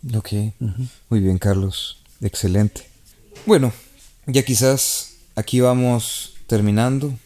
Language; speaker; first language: Spanish; native; Spanish